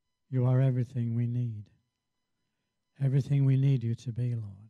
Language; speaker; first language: English; native; English